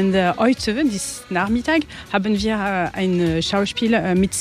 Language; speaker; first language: German; non-native, learner; French